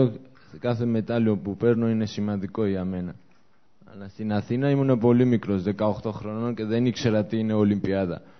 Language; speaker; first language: Greek; non-native, fluent; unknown